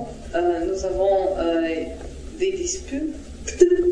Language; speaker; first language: French; non-native, learner; Russian